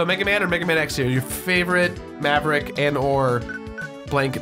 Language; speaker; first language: English; native; English